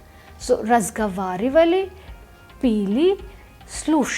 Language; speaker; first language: Russian; non-native, fluent; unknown